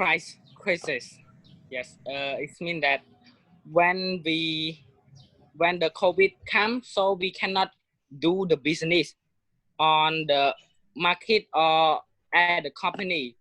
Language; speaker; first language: English; non-native, learner; Khmer